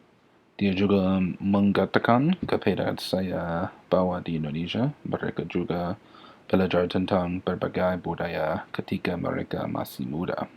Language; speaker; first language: Indonesian; non-native, learner; English